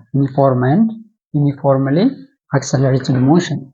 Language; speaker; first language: English; non-native, local second language; Amharic